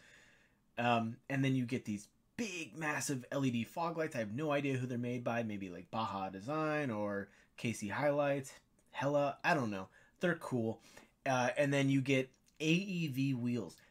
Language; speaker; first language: English; native; English